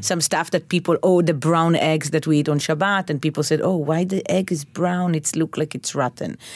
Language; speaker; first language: English; non-native, fluent; Hebrew